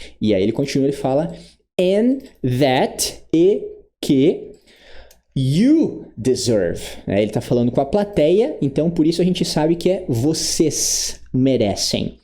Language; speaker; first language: Portuguese; native; Portuguese